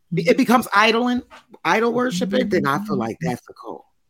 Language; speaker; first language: English; native; English